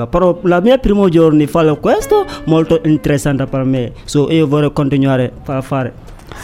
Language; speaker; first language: Italian; non-native, learner; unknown